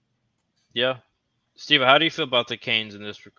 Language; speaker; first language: English; native; English